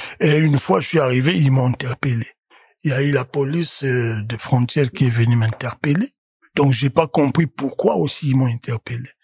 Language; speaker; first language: French; non-native, local second language; Lingala